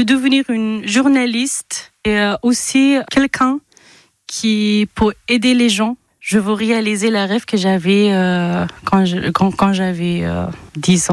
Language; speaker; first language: French; non-native, fluent; Persian